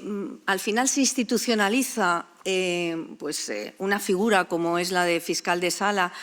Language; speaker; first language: Spanish; native; Spanish